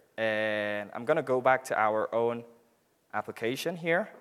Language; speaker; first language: English; non-native, local second language; Hausa